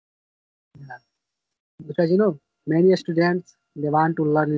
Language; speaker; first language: English; non-native, learner; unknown